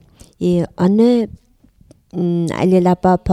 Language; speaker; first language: French; non-native, learner; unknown